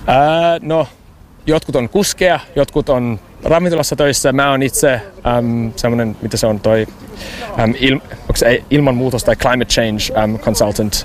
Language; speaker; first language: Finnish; early bilingual, heritage; English